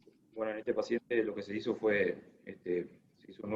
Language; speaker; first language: Spanish; native; Spanish